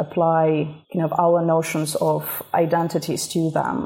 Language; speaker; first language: English; non-native, fluent; Russian